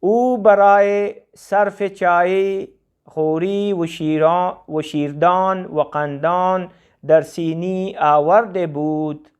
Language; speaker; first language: Persian; non-native, fluent; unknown